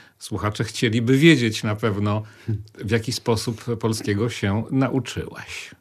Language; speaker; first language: Polish; native; Polish